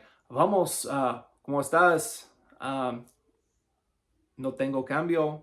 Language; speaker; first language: Spanish; non-native, learner; English